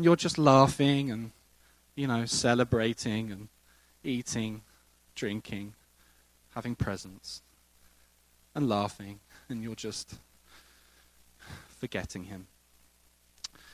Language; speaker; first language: English; native; English